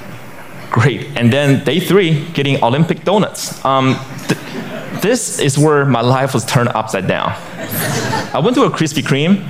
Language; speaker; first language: English; non-native, fluent; Chinese